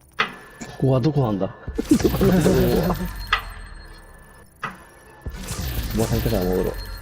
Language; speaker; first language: Japanese; native; Japanese